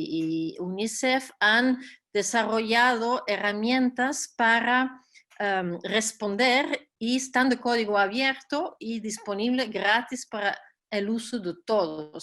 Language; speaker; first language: Spanish; non-native, fluent; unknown